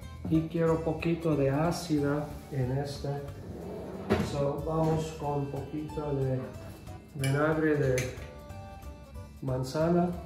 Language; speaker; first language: Spanish; non-native, fluent; English